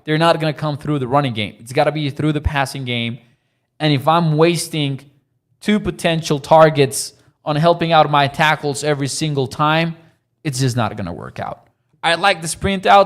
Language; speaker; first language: English; native; English